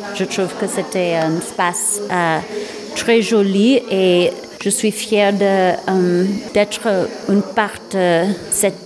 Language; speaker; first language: French; non-native, learner; English